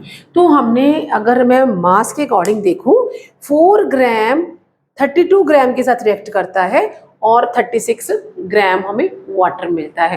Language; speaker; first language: Hindi; native; Hindi